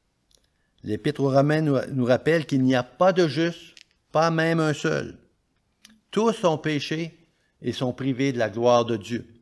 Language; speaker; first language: French; native; French